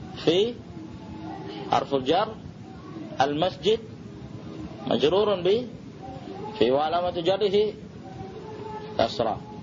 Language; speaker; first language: Arabic; non-native, fluent; Indonesian